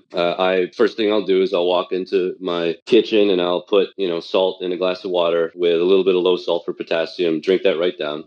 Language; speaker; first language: English; early bilingual, other home language; Chinese